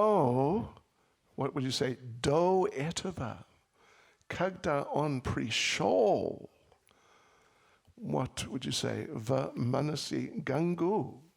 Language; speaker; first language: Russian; non-native, learner; English